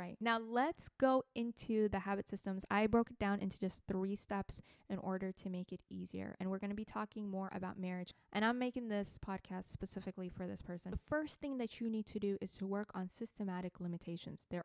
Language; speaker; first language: English; non-native, fluent; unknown